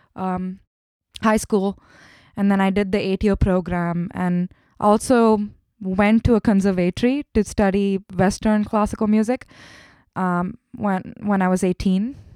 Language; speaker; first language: English; non-native, local second language; Tamil